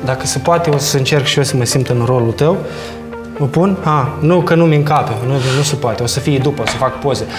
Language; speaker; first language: Romanian; native; Romanian